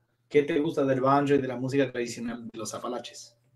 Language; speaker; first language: Spanish; non-native, fluent; English